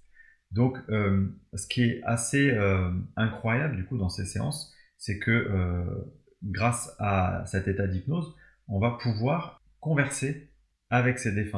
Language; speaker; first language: French; native; French